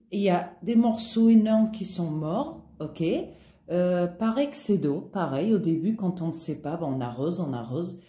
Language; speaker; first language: French; non-native, fluent; Portuguese